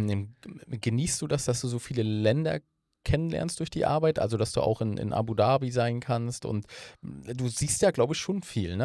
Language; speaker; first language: German; native; German